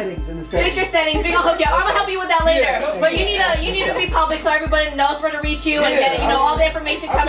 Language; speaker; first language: English; native; English